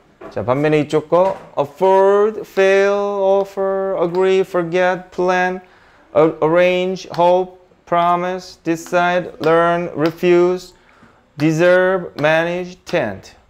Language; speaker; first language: English; non-native, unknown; Korean